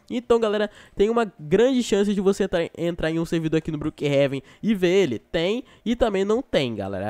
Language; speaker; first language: Portuguese; native; Portuguese